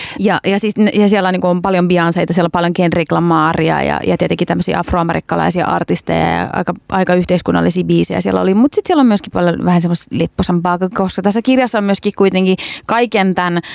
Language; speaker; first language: Finnish; early bilingual, other home language; Kurdish